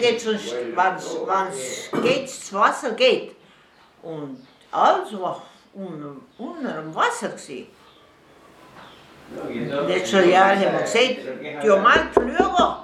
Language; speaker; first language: German; early bilingual, heritage; German